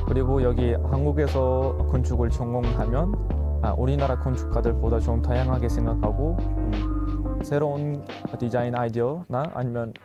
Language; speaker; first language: Korean; non-native, fluent; Uzbek